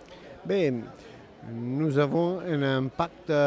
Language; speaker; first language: French; non-native, learner; Italian